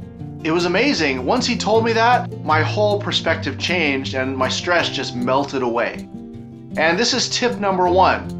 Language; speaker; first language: English; native; English